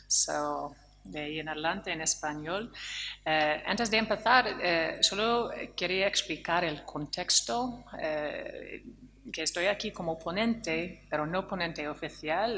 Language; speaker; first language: Spanish; non-native, fluent; English